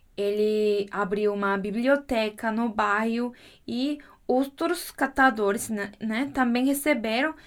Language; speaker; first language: Portuguese; non-native, fluent; Korean